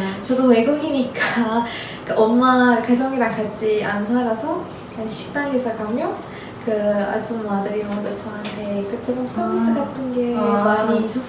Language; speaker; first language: Korean; non-native, learner; Turkish